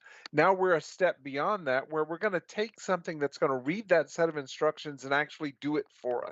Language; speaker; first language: English; native; English